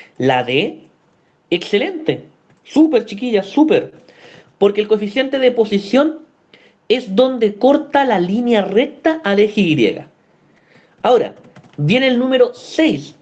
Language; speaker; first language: Spanish; native; Spanish